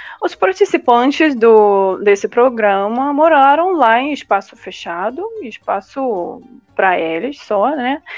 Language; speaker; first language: Portuguese; non-native, fluent; Russian